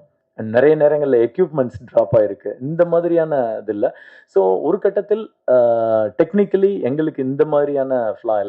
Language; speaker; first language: Tamil; native; Tamil